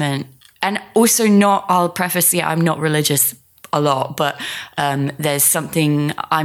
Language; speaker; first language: English; native; English